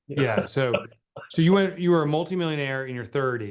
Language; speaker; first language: English; native; English